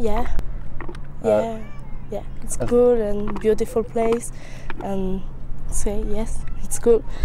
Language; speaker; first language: English; non-native, learner; French